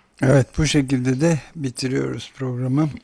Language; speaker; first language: Turkish; native; Turkish